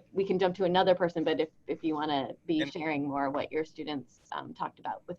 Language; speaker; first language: English; native; English